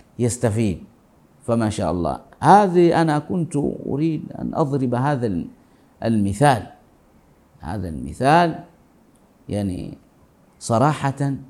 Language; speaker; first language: Arabic; non-native, fluent; Swahili